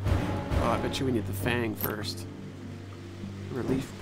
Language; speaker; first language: English; native; English